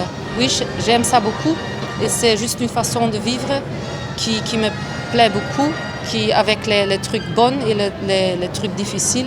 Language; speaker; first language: French; non-native, fluent; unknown